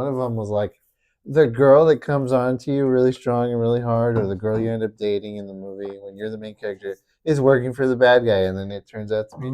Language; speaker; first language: English; native; English